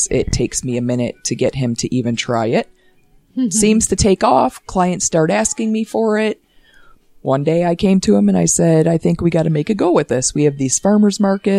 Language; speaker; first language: English; native; English